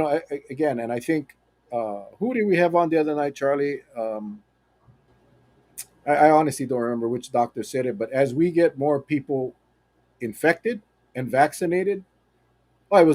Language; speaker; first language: English; native; English